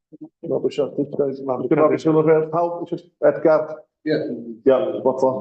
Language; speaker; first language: Welsh; native; Welsh